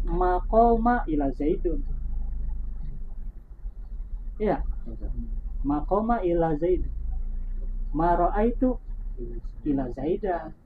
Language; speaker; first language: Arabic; non-native, local second language; Indonesian